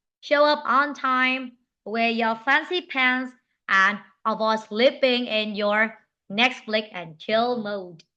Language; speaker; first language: English; non-native, fluent; Vietnamese